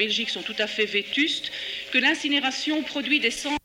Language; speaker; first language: French; native; French